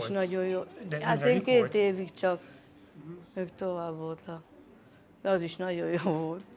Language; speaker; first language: Hungarian; early bilingual, heritage; Hungarian